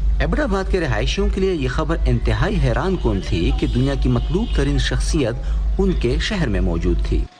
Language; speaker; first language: Urdu; native; Urdu